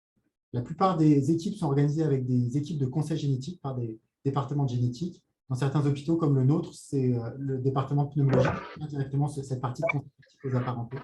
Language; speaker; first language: French; native; French